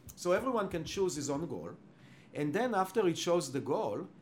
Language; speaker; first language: English; non-native, fluent; Hebrew